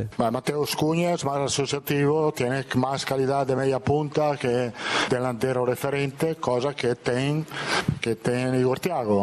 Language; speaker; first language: Portuguese; non-native, fluent; Italian